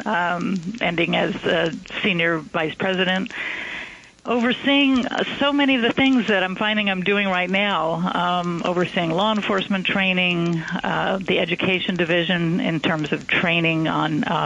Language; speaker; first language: English; native; English